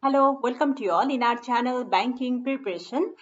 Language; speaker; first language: English; non-native, local second language; Nepali